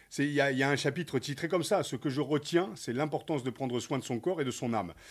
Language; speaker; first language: French; native; French